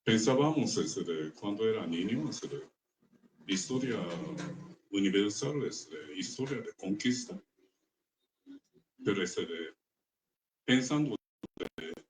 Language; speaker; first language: Spanish; non-native, learner; Japanese